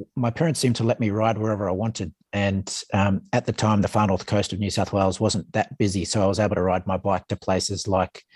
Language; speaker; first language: English; native; English